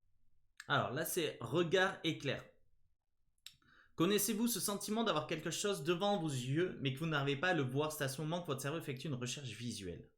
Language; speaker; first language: French; native; French